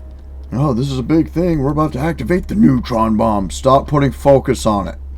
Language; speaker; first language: English; native; English